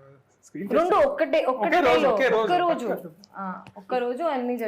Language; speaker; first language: Telugu; non-native, local second language; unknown